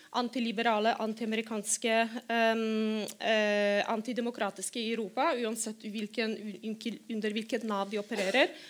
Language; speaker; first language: Norwegian; non-native, fluent; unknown